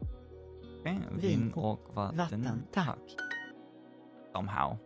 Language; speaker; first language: Swedish; non-native, learner; English